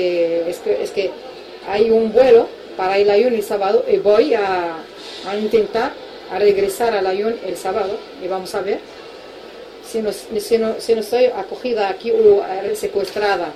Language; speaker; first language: Spanish; non-native, fluent; Arabic